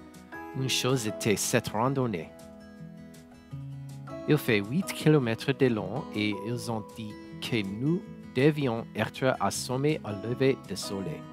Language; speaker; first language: French; non-native, learner; English